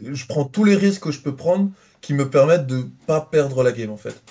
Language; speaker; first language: French; native; French